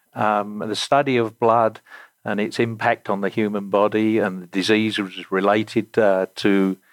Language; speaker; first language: English; native; English